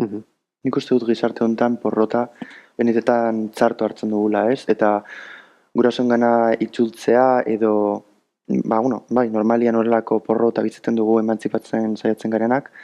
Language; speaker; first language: Basque; native; Basque